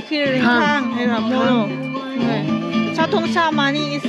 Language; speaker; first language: Korean; non-native, learner; Lao